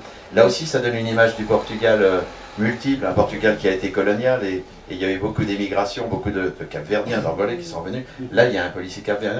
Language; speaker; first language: French; native; French